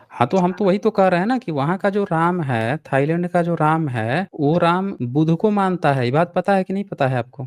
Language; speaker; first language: Hindi; native; Hindi